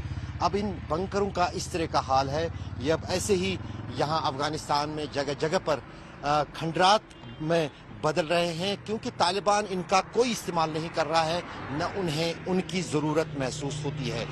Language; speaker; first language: Hindi; native; Hindi